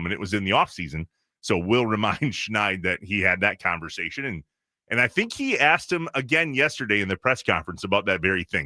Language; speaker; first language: English; native; English